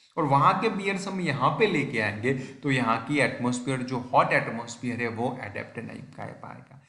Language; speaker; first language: Hindi; non-native, local second language; Gujarati